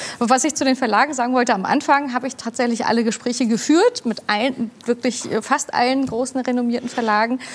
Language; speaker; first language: German; early bilingual, other home language; Turkish